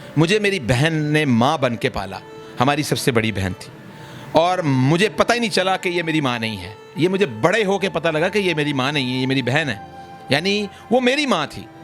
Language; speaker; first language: Urdu; non-native, local second language; Punjabi